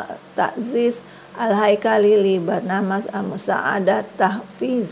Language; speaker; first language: Arabic; non-native, fluent; Indonesian